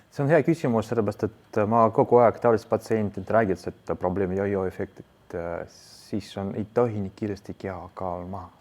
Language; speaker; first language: Estonian; non-native, local second language; Russian